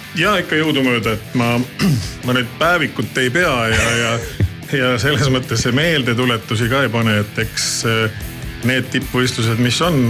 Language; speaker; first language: Estonian; native; Estonian